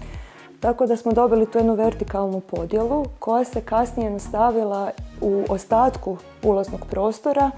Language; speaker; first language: Croatian; native; Croatian